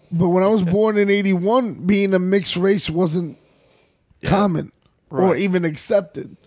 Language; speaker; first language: English; native; English